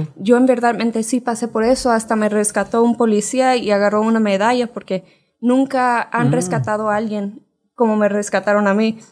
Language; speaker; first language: Spanish; early bilingual, heritage; Spanish